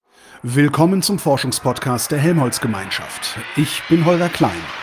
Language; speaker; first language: German; native; German